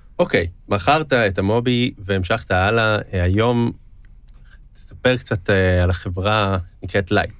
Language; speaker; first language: Hebrew; native; Hebrew